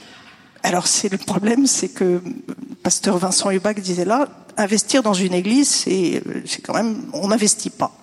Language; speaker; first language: French; native; French